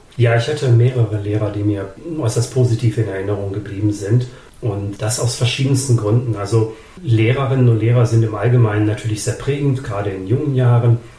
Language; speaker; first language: German; early bilingual, other home language; Bosnian